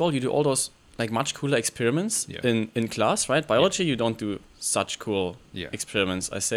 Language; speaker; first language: English; non-native, fluent; German